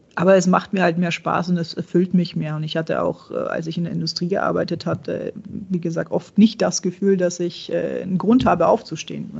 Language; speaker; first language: German; early bilingual, other home language; Czech